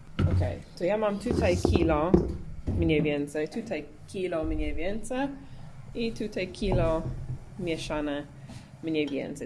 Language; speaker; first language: Polish; non-native, learner; English